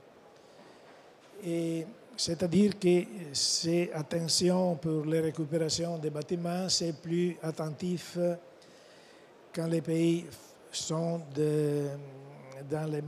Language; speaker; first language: French; non-native, fluent; Italian